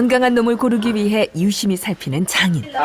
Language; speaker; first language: Korean; native; Korean